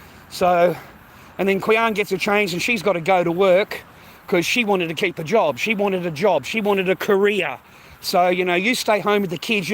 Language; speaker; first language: English; native; English